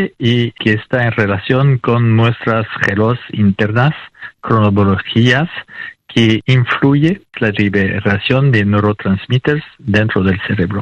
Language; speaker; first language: Spanish; non-native, fluent; French